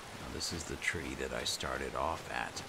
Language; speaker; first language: English; native; English